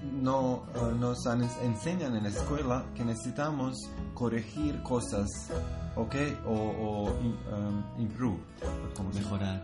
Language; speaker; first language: Spanish; non-native, learner; Croatian